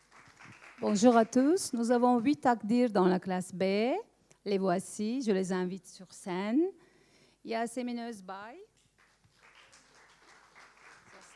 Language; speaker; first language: French; non-native, fluent; Turkish